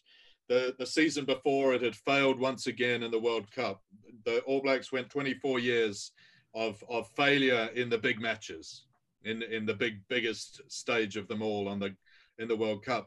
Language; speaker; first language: English; native; English